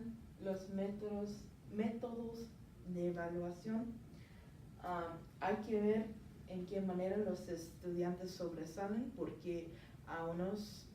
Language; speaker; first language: Spanish; non-native, learner; English